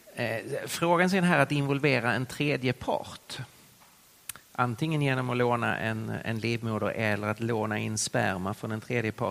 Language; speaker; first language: Swedish; native; Swedish